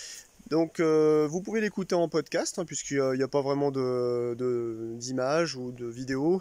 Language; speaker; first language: French; native; French